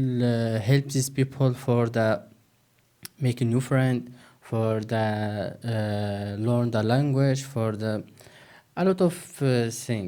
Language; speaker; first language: English; non-native, learner; Turkish